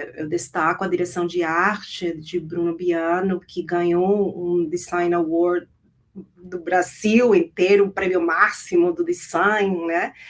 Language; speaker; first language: Portuguese; non-native, fluent; Spanish